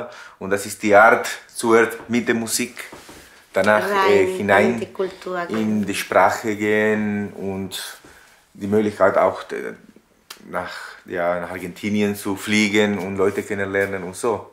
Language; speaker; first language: German; non-native, fluent; Spanish